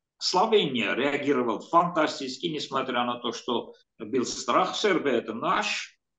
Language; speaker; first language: Russian; non-native, local second language; Armenian